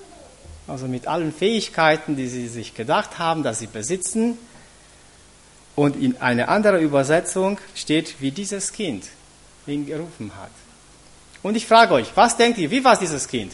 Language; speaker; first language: German; non-native, fluent; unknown